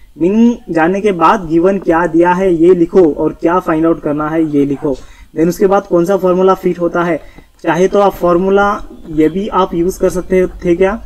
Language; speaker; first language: Hindi; non-native, local second language; Marathi